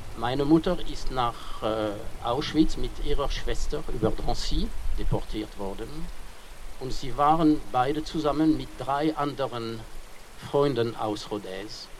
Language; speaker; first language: German; non-native, fluent; French